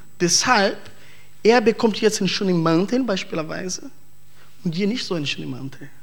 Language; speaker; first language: German; non-native, fluent; Portuguese